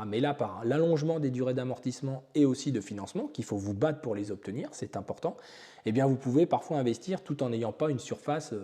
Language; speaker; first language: French; native; French